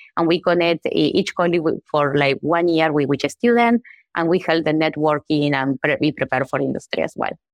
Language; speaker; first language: English; non-native, fluent; Spanish